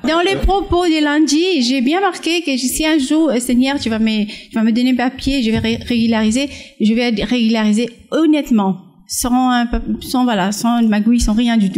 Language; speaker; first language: French; non-native, fluent; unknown